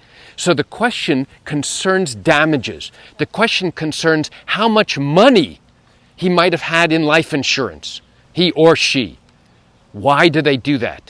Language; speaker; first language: English; native; English